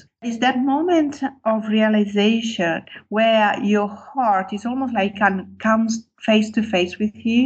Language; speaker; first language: English; non-native, fluent; Italian